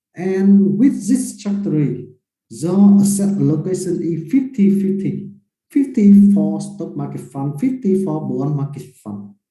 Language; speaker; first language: English; non-native, fluent; Vietnamese